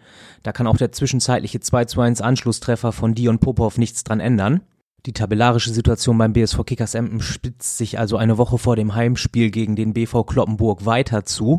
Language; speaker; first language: German; native; German